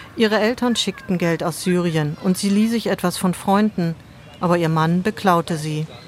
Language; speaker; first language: German; native; German